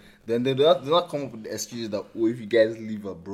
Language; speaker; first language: English; non-native, local second language; Yoruba